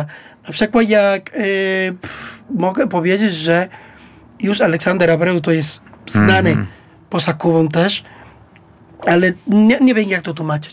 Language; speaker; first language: Polish; non-native, learner; Spanish